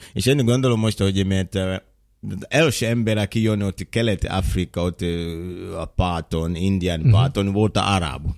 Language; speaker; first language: Hungarian; non-native, learner; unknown